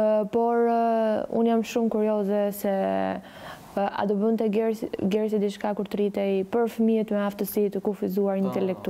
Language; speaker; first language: Albanian; native; Albanian